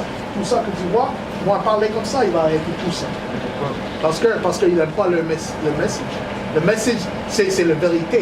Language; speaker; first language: French; non-native, learner; English